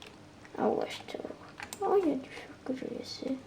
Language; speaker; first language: French; native; French